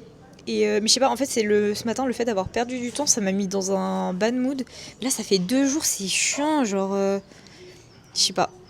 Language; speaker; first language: French; native; French